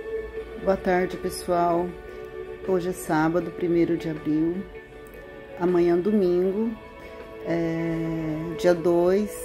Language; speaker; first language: Portuguese; native; Portuguese